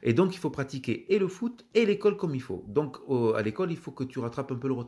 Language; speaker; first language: French; native; French